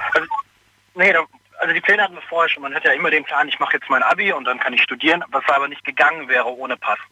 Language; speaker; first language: German; early bilingual, other home language; Persian